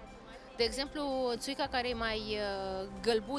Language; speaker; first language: Romanian; native; Romanian